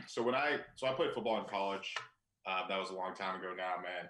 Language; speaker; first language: English; native; English